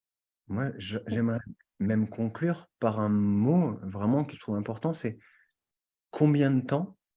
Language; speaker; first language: French; native; French